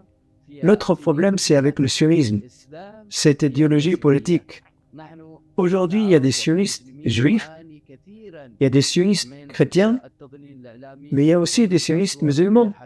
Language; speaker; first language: French; non-native, fluent; Arabic